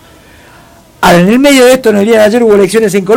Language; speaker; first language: Spanish; native; Spanish